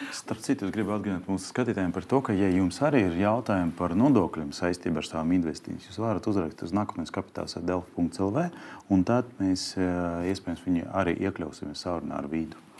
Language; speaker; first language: Latvian; non-native, local second language; Russian